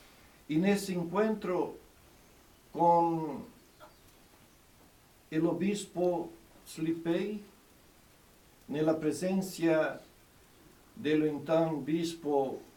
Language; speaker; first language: Spanish; non-native, fluent; Portuguese